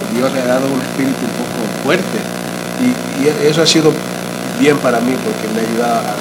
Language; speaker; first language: Spanish; early bilingual, heritage; Spanish